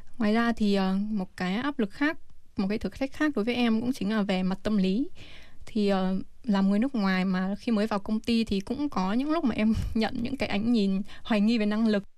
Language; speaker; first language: Vietnamese; native; Vietnamese